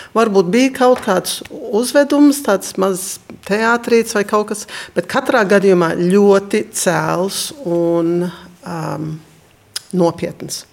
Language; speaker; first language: Latvian; early bilingual, heritage; Latvian